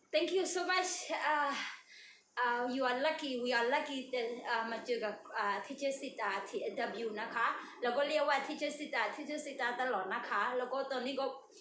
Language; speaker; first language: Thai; non-native, learner; Burmese